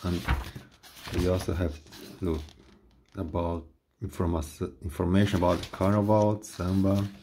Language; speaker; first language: English; non-native, fluent; Portuguese